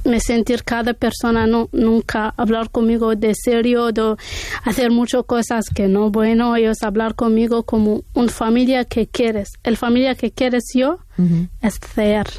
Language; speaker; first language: Spanish; non-native, learner; Arabic